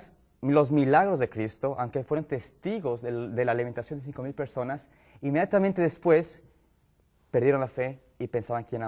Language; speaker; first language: Spanish; native; Spanish